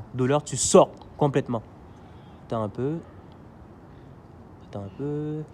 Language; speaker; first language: French; native; French